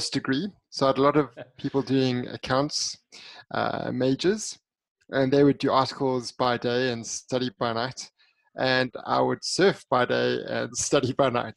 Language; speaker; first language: English; native; English